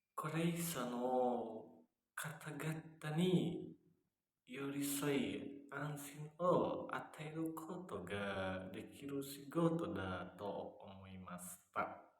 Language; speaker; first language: Japanese; non-native, learner; Indonesian